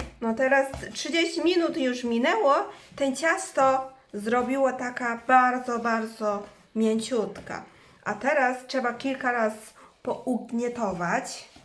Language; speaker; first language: Polish; non-native, learner; Chinese